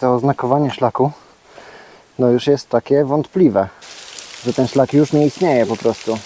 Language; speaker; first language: Polish; native; Polish